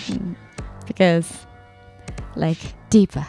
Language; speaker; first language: English; non-native, learner; Japanese